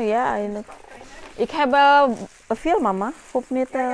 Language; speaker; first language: Dutch; non-native, learner; Indonesian